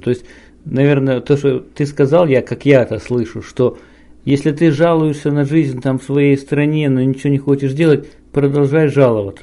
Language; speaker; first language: Russian; native; Russian